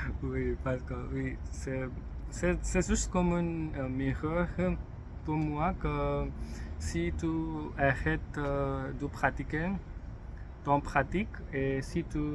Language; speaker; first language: French; non-native, learner; English